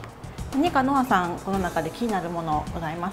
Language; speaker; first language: Japanese; native; Japanese